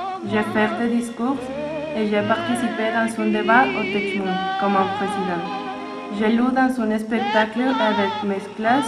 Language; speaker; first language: French; non-native, learner; Spanish